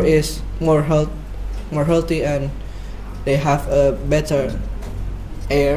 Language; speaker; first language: English; non-native, learner; Indonesian